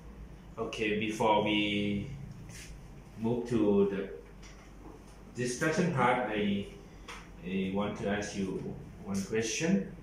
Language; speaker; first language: English; non-native, learner; Thai